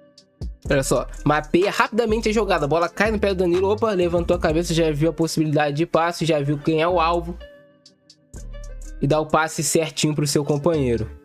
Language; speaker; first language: Portuguese; native; Portuguese